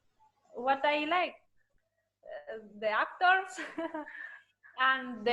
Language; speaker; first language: English; non-native, learner; Russian